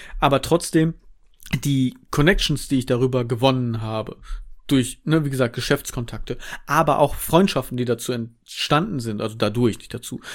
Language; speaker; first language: German; native; German